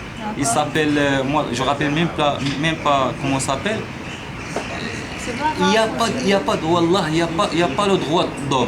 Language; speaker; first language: French; non-native, learner; Arabic